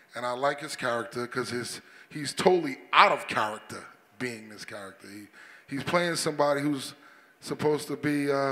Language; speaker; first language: English; native; English